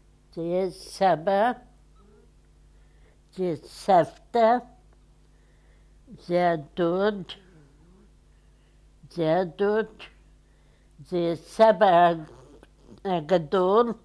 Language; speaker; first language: Hebrew; non-native, fluent; Yiddish